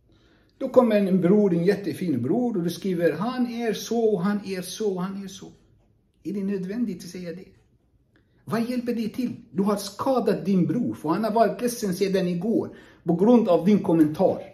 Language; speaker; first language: Swedish; non-native, fluent; Arabic